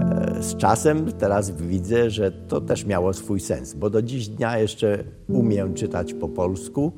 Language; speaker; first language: Polish; early bilingual, other home language; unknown